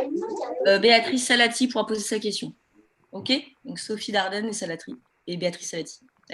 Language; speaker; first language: French; native; French